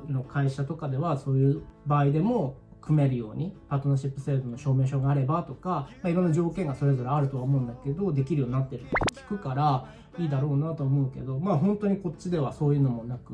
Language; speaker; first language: Japanese; native; Japanese